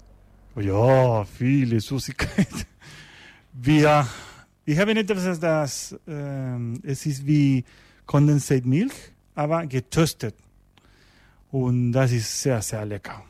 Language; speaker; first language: German; non-native, learner; Spanish